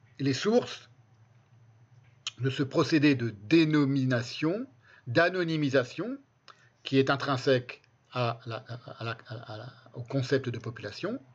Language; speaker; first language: French; native; French